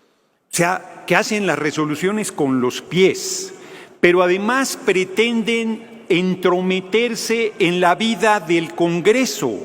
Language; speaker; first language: Spanish; native; Spanish